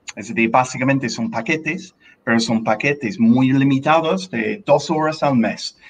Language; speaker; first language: Spanish; non-native, fluent; English